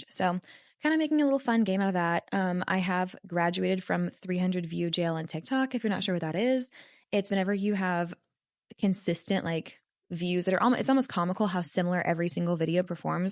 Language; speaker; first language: English; native; English